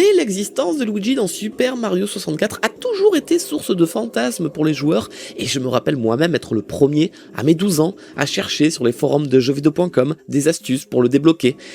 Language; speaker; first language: French; native; French